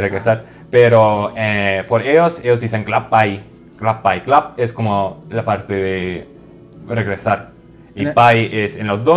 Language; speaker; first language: Spanish; non-native, fluent; English